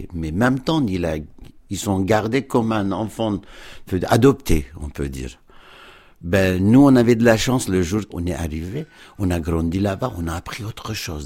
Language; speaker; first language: French; non-native, fluent; Turkish